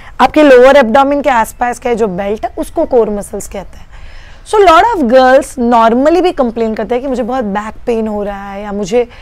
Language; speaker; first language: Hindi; non-native, local second language; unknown